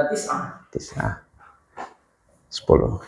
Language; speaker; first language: Arabic; non-native, fluent; Indonesian